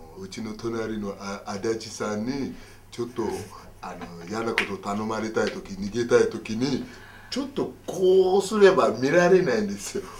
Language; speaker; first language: Japanese; non-native, fluent; Yoruba